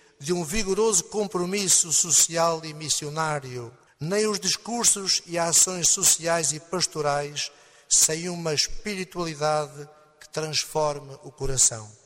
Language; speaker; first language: Portuguese; native; Portuguese